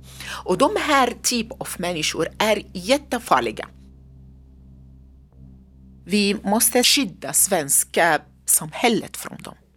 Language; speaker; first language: Swedish; non-native, learner; Arabic